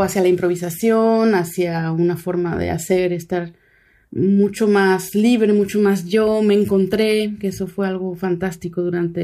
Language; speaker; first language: Spanish; native; Spanish